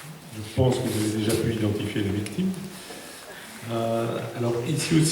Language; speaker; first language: French; native; French